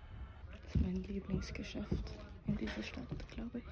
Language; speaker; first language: German; non-native, learner; Swedish